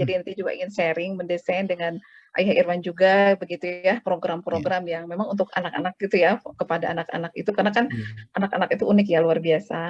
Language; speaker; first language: Indonesian; native; Indonesian